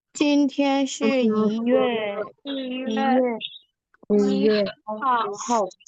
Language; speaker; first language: Chinese; non-native, learner; Burmese